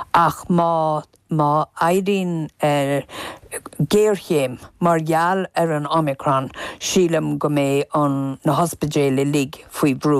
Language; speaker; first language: Irish; native; Irish